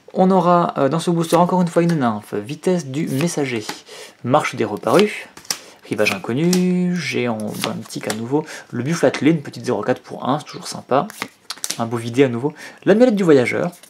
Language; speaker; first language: French; native; French